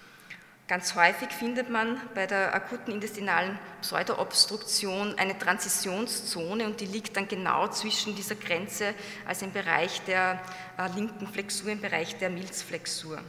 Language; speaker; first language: German; native; German